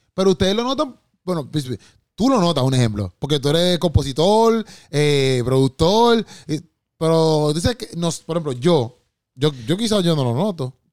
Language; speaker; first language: Spanish; native; Spanish